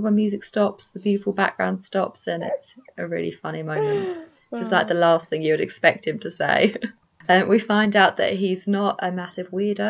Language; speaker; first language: English; native; English